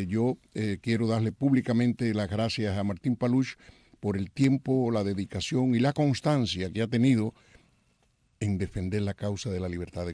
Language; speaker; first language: Spanish; native; Spanish